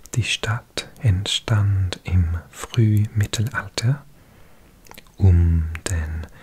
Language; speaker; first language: German; non-native, learner; English